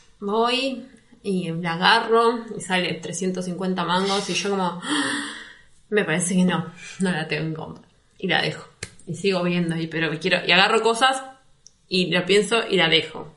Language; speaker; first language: Spanish; native; Spanish